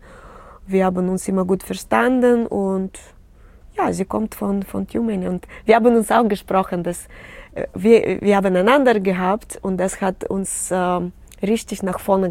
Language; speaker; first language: German; non-native, learner; Russian